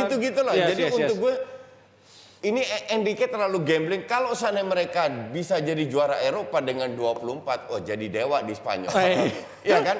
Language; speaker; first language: Indonesian; native; Indonesian